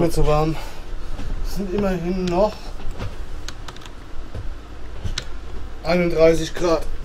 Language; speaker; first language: German; native; German